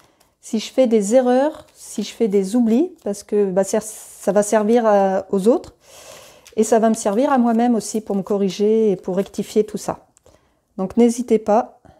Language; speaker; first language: French; native; French